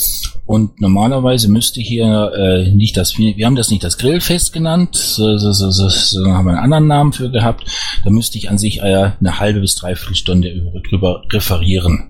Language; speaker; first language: German; native; German